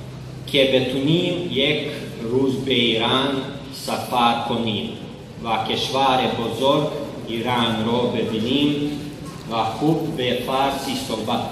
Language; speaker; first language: Persian; non-native, learner; Serbian